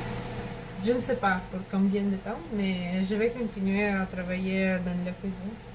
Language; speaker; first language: French; non-native, learner; Russian